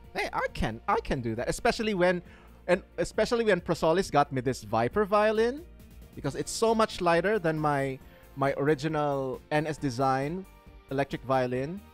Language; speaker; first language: English; non-native, local second language; Filipino